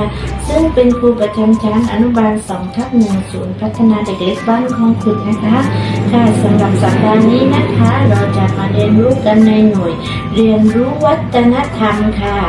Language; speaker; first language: Thai; native; Thai